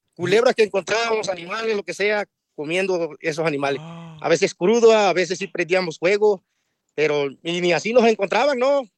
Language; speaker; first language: Spanish; native; Spanish